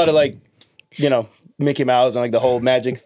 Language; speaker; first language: English; non-native, fluent; Spanish